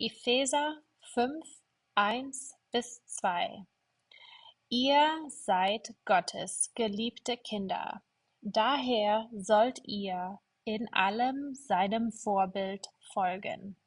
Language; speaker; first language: German; non-native, fluent; English